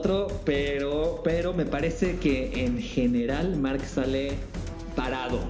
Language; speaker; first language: Spanish; native; Spanish